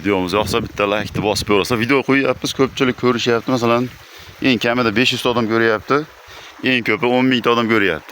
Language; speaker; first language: Uzbek; native; Uzbek